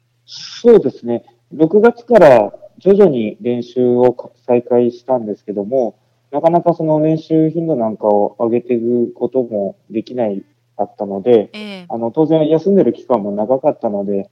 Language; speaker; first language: Japanese; native; Japanese